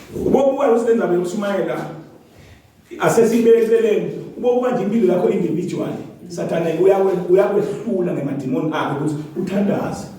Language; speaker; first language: Zulu; non-native, local second language; Swati